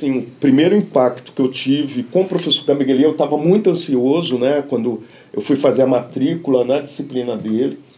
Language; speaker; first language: Portuguese; native; Portuguese